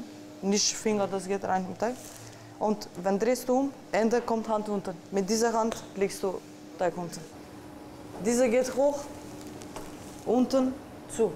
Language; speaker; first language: German; non-native, learner; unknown